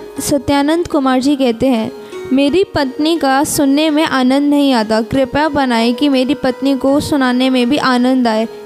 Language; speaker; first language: Hindi; native; Hindi